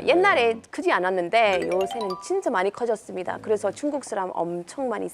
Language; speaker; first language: Korean; non-native, fluent; English